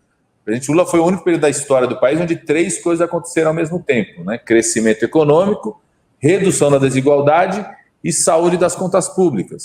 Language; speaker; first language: Portuguese; native; Portuguese